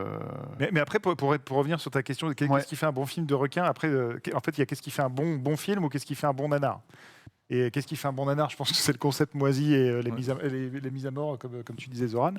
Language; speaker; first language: French; native; French